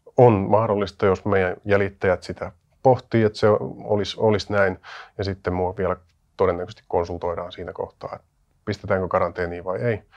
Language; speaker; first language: Finnish; native; Finnish